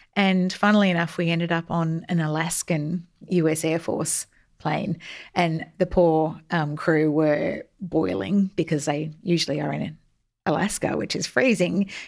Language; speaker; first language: English; native; English